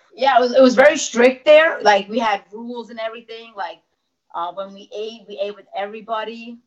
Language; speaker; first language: English; early bilingual, other home language; Russian